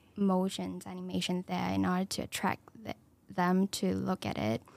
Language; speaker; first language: English; non-native, local second language; Cantonese